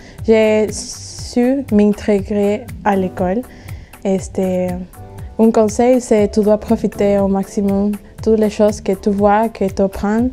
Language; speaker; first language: French; non-native, fluent; Spanish